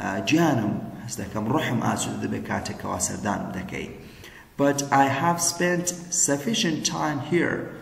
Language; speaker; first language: English; non-native, fluent; Central Kurdish